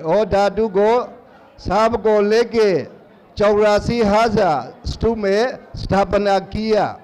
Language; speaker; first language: Hindi; non-native, learner; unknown